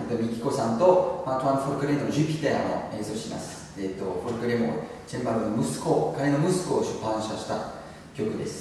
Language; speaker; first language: Japanese; non-native, learner; French